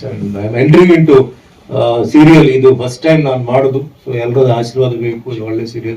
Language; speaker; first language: Kannada; non-native, fluent; Tulu